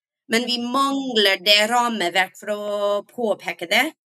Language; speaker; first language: Norwegian; non-native, fluent; English